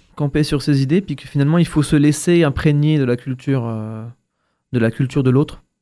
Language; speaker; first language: French; native; French